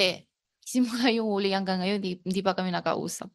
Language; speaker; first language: Filipino; non-native, learner; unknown